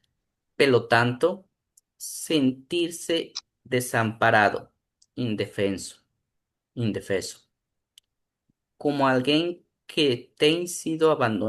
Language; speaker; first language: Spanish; non-native, learner; Portuguese